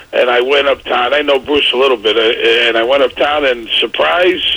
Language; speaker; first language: English; native; English